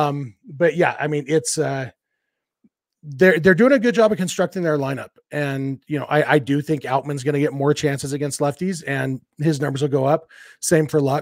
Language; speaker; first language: English; native; English